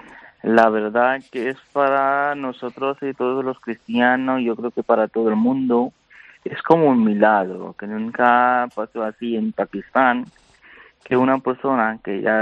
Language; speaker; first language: Spanish; non-native, learner; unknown